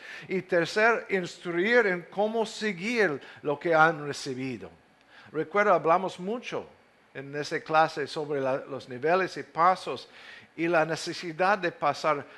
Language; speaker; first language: Spanish; non-native, fluent; English